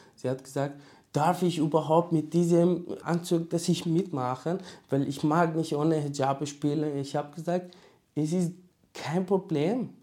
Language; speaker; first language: German; non-native, learner; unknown